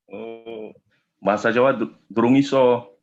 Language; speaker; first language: Indonesian; non-native, fluent; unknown